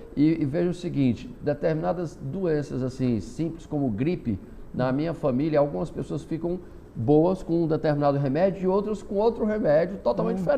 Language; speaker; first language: Portuguese; native; Portuguese